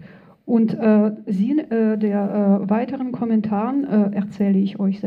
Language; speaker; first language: German; non-native, fluent; Russian